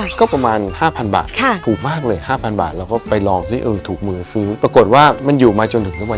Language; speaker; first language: Thai; early bilingual, heritage; Thai